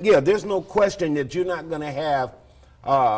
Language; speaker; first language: English; native; English